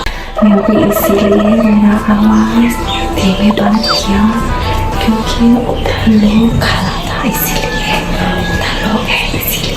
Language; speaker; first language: Hindi; non-native, local second language; Kok Borok